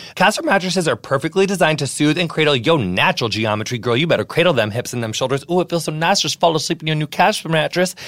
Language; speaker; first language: English; native; English